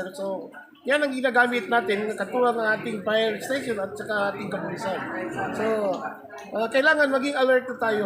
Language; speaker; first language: Filipino; non-native, local second language; Maguindanaon